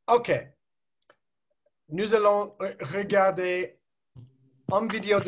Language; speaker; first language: French; non-native, learner; English